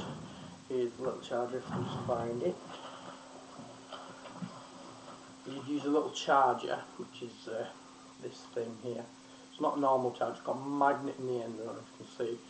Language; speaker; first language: English; native; English